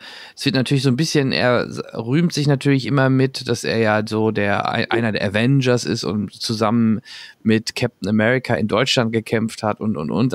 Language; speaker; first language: German; native; German